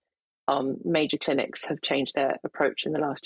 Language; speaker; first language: English; native; English